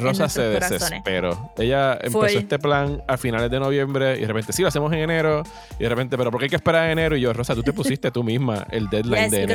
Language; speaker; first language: Spanish; native; Spanish